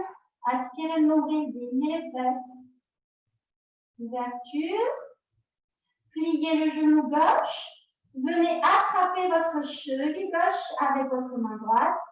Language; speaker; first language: French; native; French